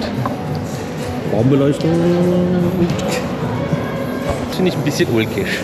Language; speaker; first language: German; native; German